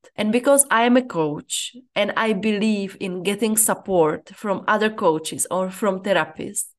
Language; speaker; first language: English; non-native, fluent; Czech